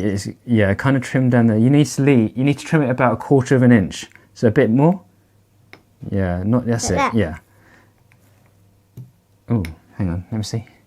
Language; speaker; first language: English; native; English